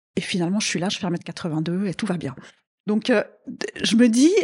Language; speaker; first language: French; native; French